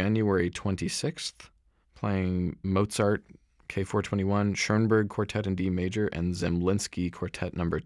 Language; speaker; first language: English; native; English